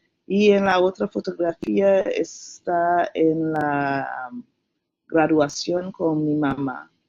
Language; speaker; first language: Spanish; non-native, learner; English